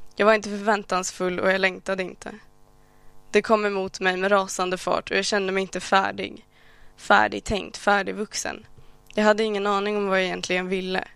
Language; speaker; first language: Swedish; early bilingual, other home language; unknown